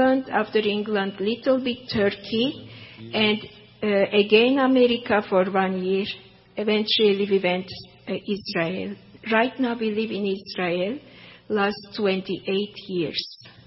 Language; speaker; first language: English; non-native, learner; Turkish